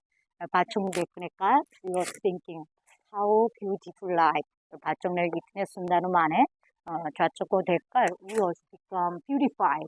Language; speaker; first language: Hindi; non-native, learner; Korean